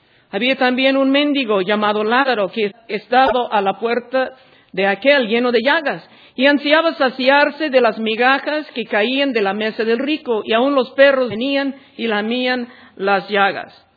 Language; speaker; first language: Spanish; non-native, fluent; English